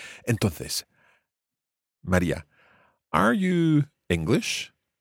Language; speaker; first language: English; native; English